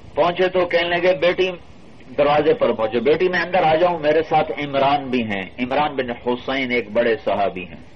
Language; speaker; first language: Urdu; non-native, local second language; Punjabi